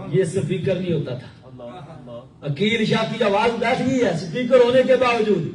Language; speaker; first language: Urdu; non-native, local second language; Punjabi